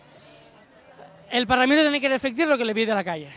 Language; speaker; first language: Spanish; non-native, local second language; Catalan